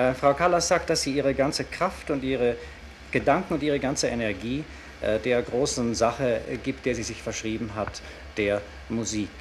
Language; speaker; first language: German; native; German